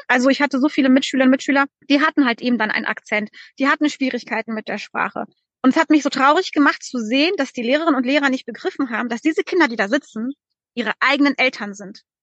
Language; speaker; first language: German; early bilingual, other home language; Polish